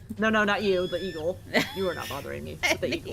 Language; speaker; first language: English; native; English